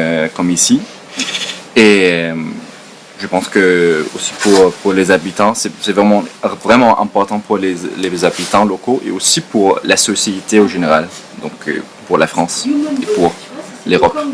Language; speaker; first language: French; non-native, fluent; Danish